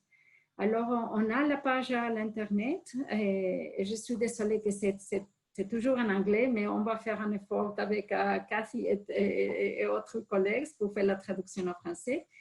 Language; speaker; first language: French; non-native, fluent; Spanish